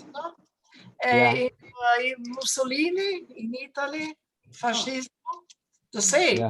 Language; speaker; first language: English; non-native, learner; Italian